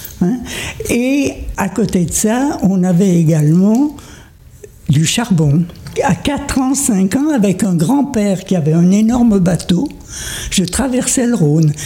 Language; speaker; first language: French; native; French